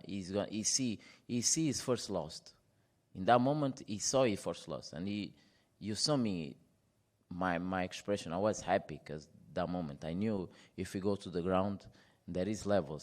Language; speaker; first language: English; non-native, fluent; Portuguese